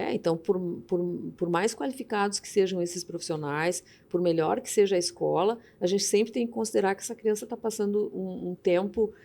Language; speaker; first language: Portuguese; native; Portuguese